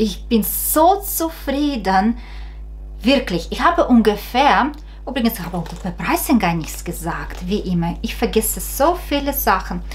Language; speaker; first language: German; non-native, fluent; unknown